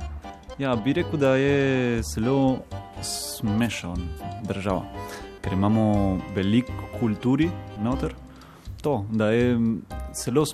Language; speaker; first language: Slovenian; non-native, learner; Spanish